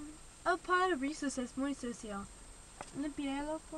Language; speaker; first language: Spanish; non-native, learner; English